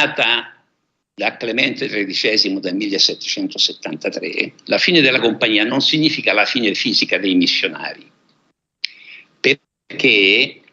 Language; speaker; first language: Italian; native; Italian